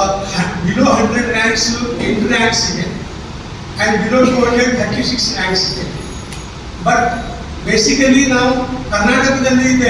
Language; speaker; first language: Kannada; non-native, learner; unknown